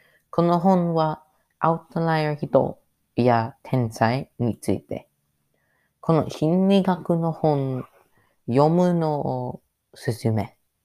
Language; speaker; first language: Japanese; non-native, learner; English